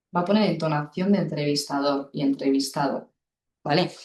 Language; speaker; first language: Spanish; non-native, local second language; Basque